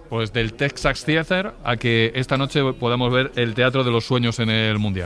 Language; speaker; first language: Spanish; native; Spanish